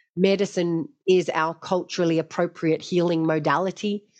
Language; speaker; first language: English; native; English